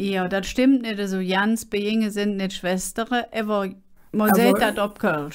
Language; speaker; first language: German; native; German